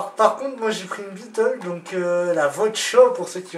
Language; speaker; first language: French; native; French